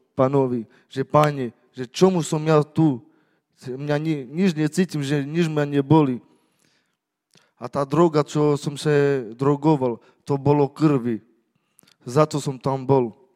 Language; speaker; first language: Slovak; non-native, local second language; Romany